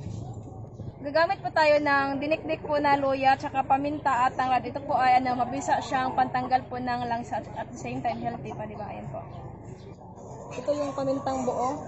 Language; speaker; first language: Filipino; non-native, local second language; Cebuano